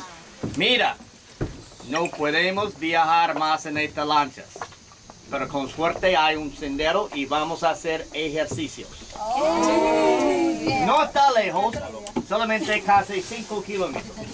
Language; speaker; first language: Spanish; non-native, learner; English